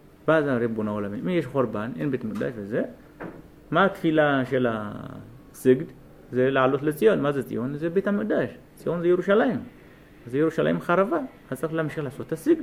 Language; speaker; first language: Hebrew; non-native, fluent; Amharic